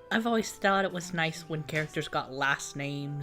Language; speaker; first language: English; native; English